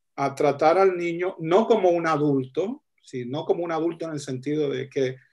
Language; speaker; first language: Spanish; native; Spanish